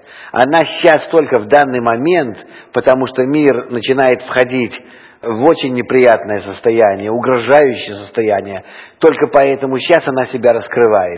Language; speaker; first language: Russian; native; Russian